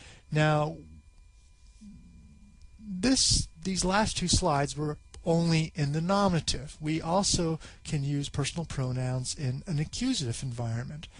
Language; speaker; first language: English; native; English